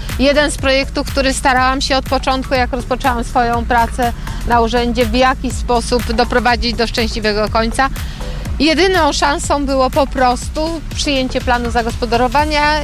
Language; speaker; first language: Polish; native; Polish